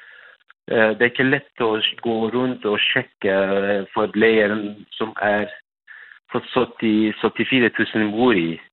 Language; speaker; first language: Danish; non-native, fluent; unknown